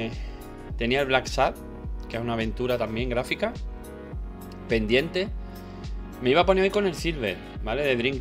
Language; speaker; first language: Spanish; native; Spanish